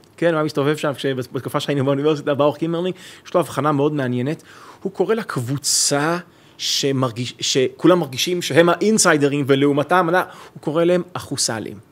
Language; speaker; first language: Hebrew; native; Hebrew